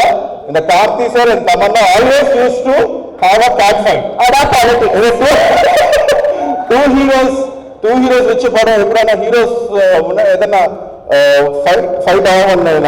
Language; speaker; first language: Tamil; non-native, learner; Telugu